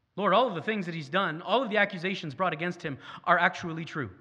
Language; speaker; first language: English; native; English